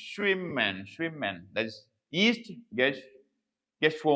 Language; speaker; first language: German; non-native, fluent; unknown